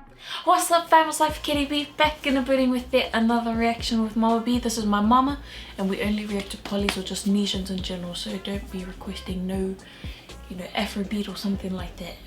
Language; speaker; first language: English; native; English